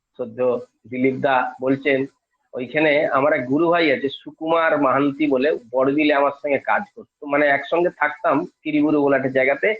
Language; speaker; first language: Bangla; native; Bangla